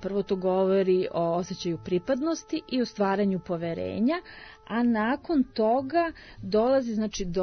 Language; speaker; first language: Serbian; native; Serbian